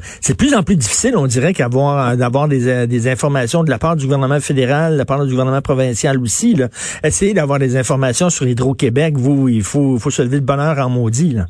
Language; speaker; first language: French; native; French